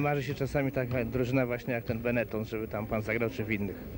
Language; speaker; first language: Polish; native; Polish